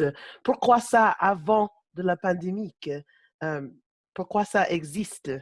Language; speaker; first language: French; non-native, learner; English